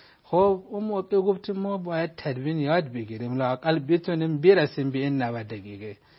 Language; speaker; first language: Persian; non-native, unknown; Hausa